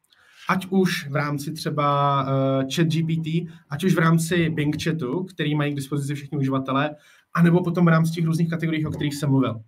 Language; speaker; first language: Czech; native; Czech